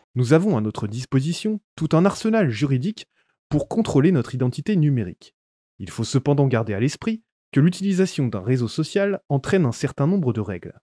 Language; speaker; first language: French; native; French